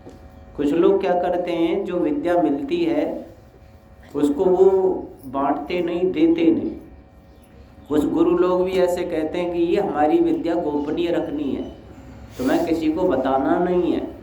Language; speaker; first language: Hindi; native; Hindi